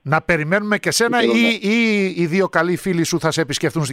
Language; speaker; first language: Greek; native; Greek